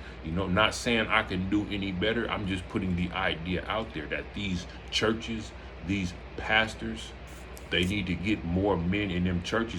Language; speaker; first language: English; native; English